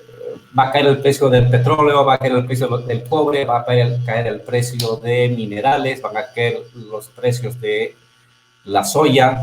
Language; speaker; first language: Spanish; native; Spanish